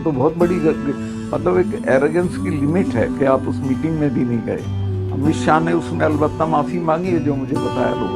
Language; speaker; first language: Hindi; native; Hindi